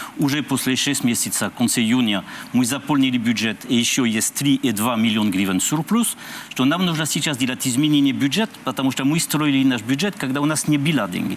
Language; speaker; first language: Russian; non-native, learner; French